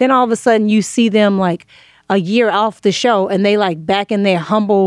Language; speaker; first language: English; native; English